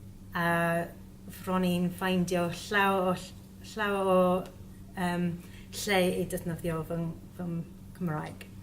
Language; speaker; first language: Welsh; non-native, learner; English